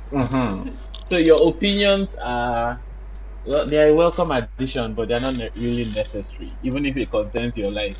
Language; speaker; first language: English; non-native, local second language; Bini